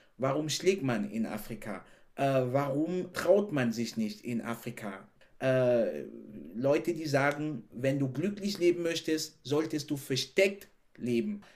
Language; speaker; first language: German; non-native, fluent; French